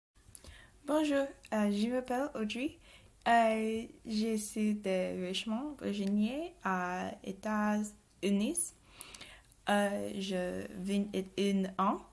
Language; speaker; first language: French; non-native, learner; English